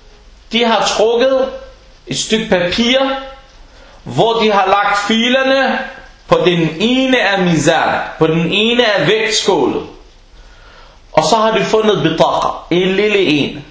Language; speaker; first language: Danish; non-native, local second language; Arabic